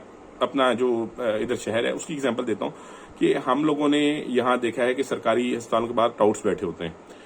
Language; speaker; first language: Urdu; non-native, local second language; Punjabi